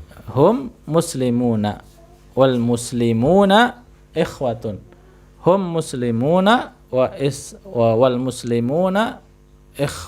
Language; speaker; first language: Arabic; non-native, fluent; Indonesian